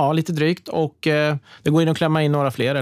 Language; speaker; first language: Swedish; native; Swedish